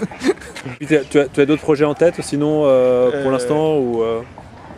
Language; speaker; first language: French; native; French